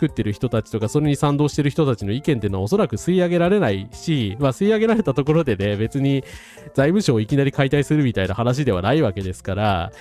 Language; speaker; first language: Japanese; native; Japanese